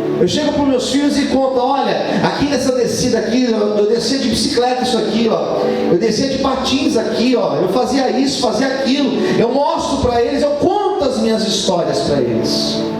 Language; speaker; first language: Portuguese; native; Portuguese